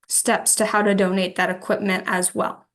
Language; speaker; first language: English; native; English